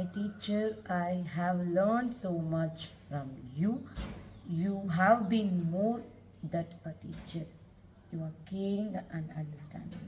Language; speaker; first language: English; non-native, local second language; Kannada